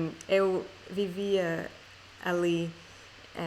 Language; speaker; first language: Portuguese; non-native, learner; English